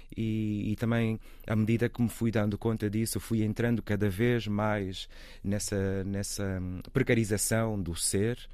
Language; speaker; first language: Portuguese; native; Portuguese